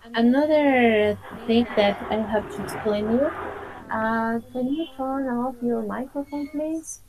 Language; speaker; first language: English; non-native, fluent; Spanish